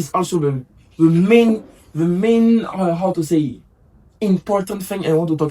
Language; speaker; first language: English; non-native, learner; French